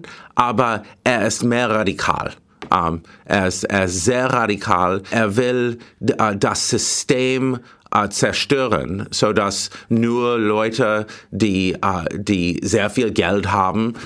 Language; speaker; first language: German; non-native, fluent; English